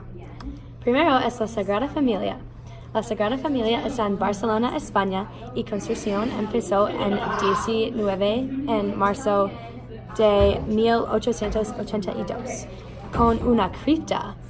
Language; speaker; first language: Spanish; non-native, learner; English